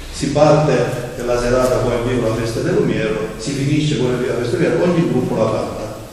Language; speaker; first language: Italian; native; Italian